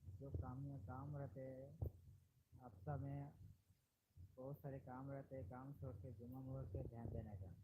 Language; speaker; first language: Hindi; non-native, learner; Bangla